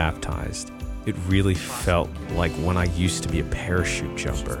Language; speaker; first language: English; non-native, fluent; Polish